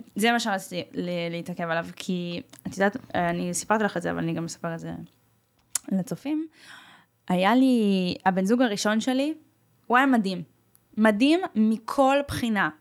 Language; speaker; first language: Hebrew; native; Hebrew